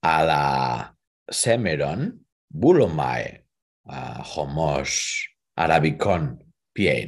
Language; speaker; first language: Greek; non-native, learner; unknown